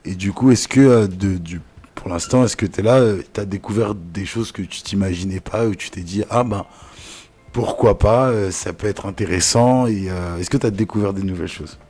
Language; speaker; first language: French; native; French